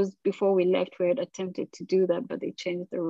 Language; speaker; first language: English; non-native, local second language; Ganda